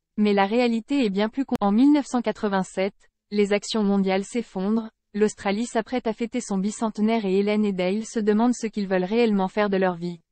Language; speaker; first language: French; native; French